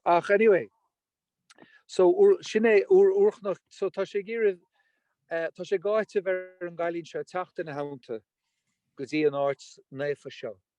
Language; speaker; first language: Irish; non-native, local second language; English